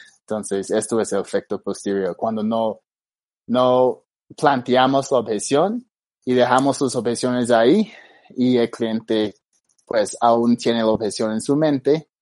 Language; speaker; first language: Spanish; non-native, fluent; English